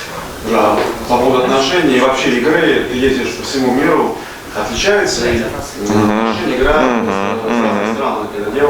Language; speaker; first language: Russian; native; Russian